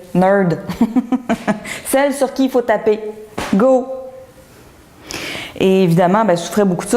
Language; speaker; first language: French; native; French